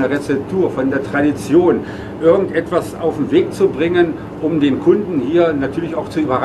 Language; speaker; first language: German; native; German